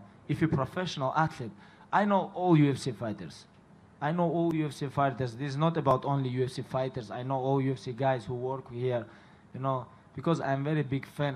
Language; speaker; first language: English; non-native, fluent; Russian